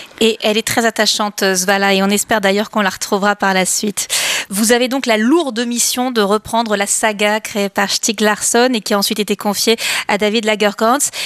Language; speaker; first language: French; native; French